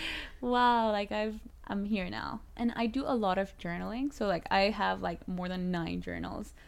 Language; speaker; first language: English; non-native, fluent; Spanish